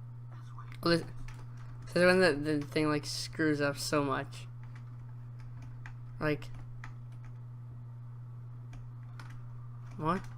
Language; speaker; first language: English; native; English